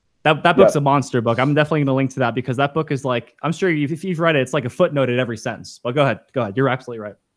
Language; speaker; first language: English; native; English